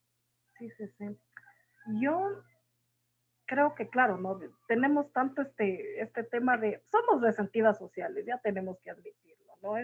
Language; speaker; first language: Spanish; native; Spanish